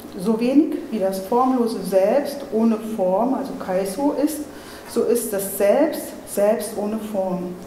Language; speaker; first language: German; native; German